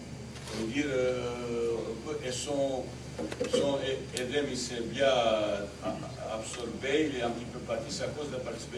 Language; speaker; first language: French; non-native, learner; Bosnian